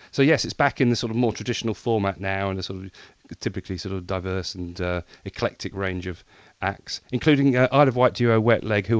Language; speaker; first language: English; native; English